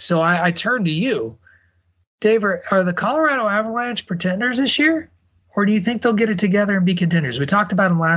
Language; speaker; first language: English; native; English